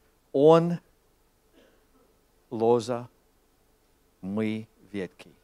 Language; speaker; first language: Russian; non-native, fluent; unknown